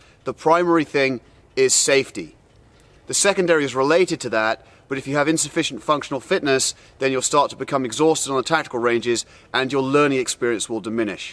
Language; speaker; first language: English; native; English